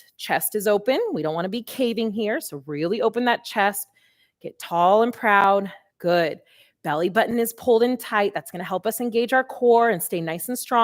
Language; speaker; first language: English; native; English